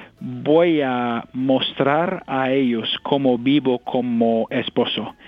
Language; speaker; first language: Spanish; non-native, fluent; English